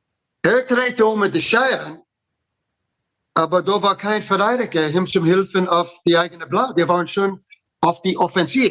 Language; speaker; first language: German; non-native, learner; English